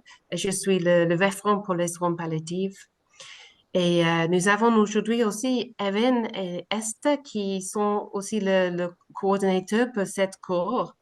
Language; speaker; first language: French; non-native, learner; English